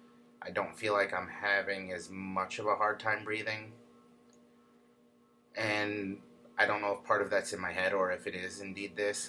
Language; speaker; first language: English; native; English